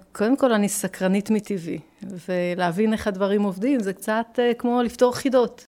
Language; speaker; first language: Hebrew; early bilingual, other home language; French